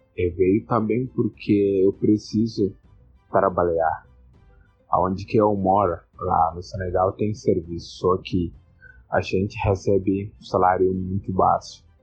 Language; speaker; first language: Portuguese; non-native, learner; Wolof